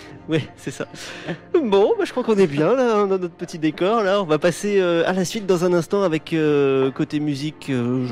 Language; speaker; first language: French; native; French